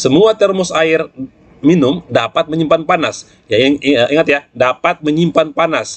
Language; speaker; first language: Indonesian; native; Indonesian